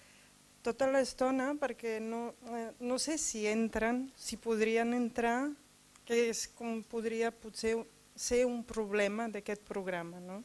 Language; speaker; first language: Catalan; non-native, fluent; Serbian